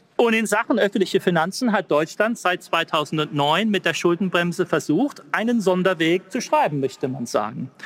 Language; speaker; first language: German; non-native, fluent; English